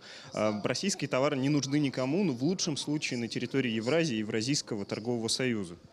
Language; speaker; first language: Russian; native; Russian